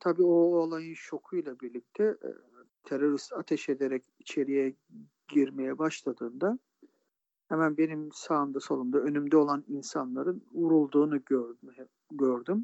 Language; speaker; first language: Turkish; native; Turkish